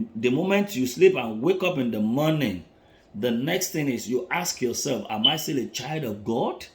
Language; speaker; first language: English; non-native, local second language; Yoruba